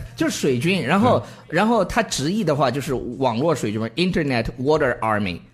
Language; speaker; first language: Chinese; native; Chinese